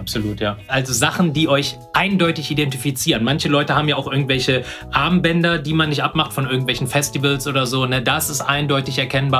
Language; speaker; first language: German; native; German